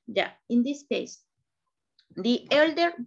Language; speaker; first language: English; non-native, learner; Spanish